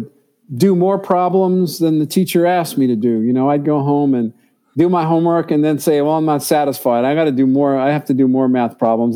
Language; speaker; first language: English; native; English